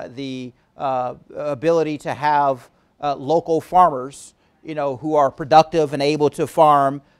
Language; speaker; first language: English; native; English